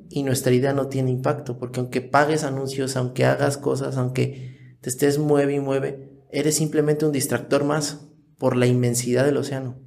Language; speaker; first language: Spanish; native; Spanish